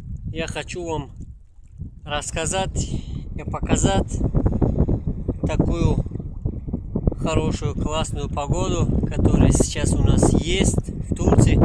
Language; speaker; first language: Russian; non-native, local second language; Tajik